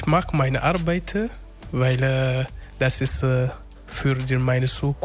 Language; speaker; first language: German; non-native, learner; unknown